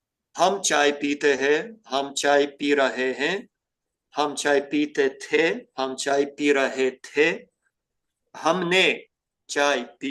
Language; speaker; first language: Hindi; non-native, fluent; Ukrainian